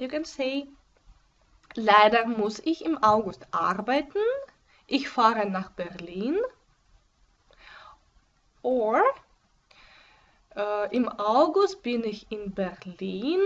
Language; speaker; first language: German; non-native, fluent; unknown